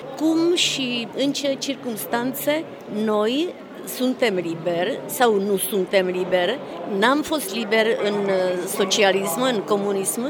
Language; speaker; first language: Romanian; non-native, fluent; Czech